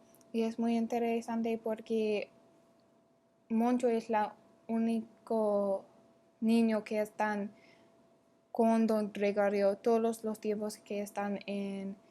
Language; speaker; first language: Spanish; non-native, learner; English